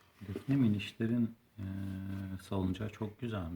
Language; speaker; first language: Turkish; native; Turkish